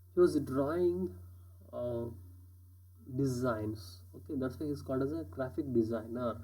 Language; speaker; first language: English; non-native, local second language; Kannada